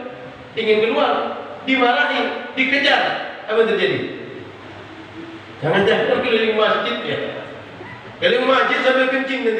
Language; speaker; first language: Indonesian; non-native, local second language; Malay